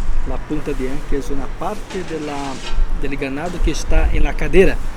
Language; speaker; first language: Spanish; non-native, learner; Portuguese